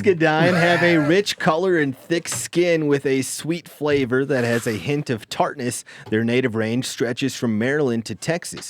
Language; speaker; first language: English; native; English